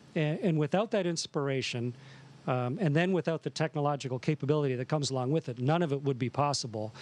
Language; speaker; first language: English; native; English